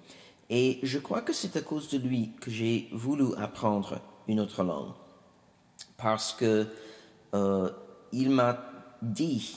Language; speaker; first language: French; non-native, fluent; English